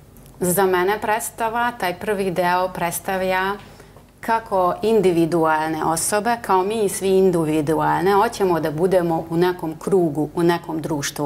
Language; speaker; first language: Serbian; non-native, local second language; Hungarian